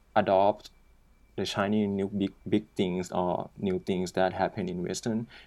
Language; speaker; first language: English; non-native, learner; Thai